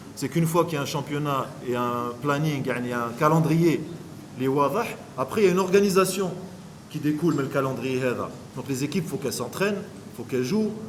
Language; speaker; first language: French; non-native, local second language; Arabic